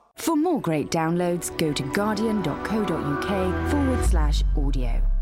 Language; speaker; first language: English; native; English